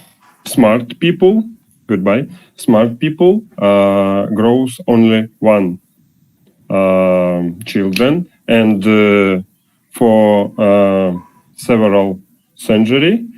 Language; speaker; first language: English; non-native, learner; Russian